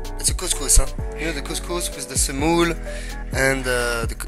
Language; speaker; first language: English; non-native, fluent; French